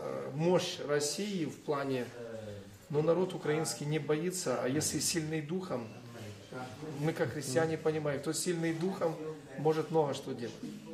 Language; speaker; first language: Russian; non-native, local second language; Ukrainian